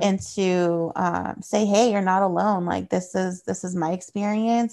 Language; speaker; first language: English; early bilingual, other home language; Spanish